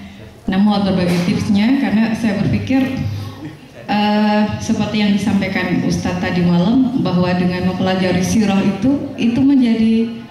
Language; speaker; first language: Indonesian; native; Indonesian